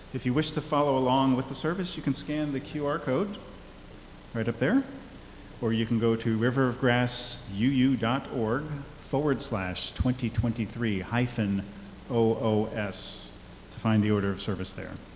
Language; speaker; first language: English; native; English